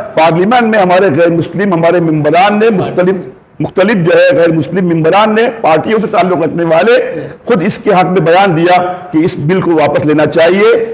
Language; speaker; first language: Urdu; non-native, local second language; Konkani